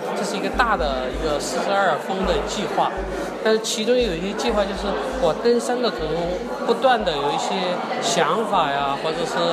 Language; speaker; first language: Chinese; native; Chinese